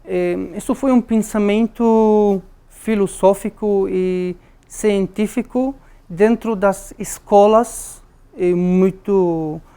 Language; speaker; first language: Portuguese; non-native, learner; Arabic